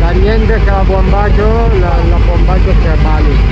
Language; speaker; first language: Indonesian; non-native, learner; Italian